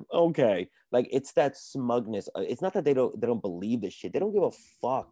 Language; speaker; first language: English; early bilingual, other home language; Spanish